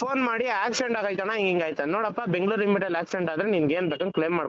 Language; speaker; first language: Kannada; native; Kannada